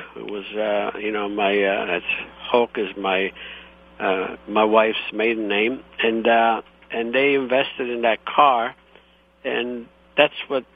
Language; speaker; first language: English; non-native, fluent; Croatian